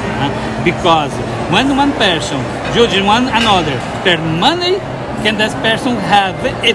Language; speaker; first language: English; non-native, learner; Portuguese